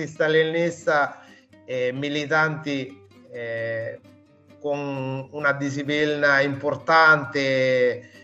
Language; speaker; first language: Italian; non-native, fluent; Sinhala